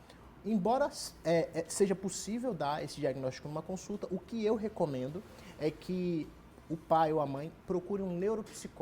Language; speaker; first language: Portuguese; native; Portuguese